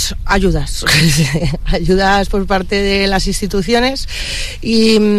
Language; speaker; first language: Spanish; native; Spanish